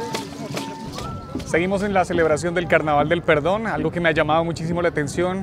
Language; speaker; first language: Spanish; native; Spanish